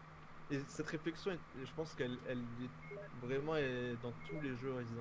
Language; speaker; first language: French; native; French